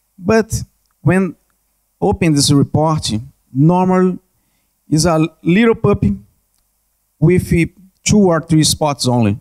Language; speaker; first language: English; non-native, learner; Portuguese